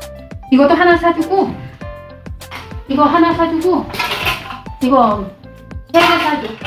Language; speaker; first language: Korean; non-native, fluent; Vietnamese